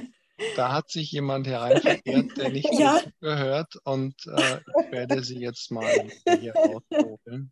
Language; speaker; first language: German; native; German